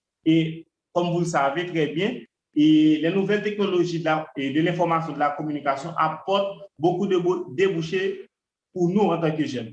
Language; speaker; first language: French; non-native, local second language; Haitian Creole